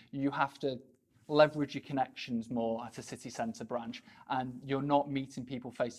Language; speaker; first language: English; native; English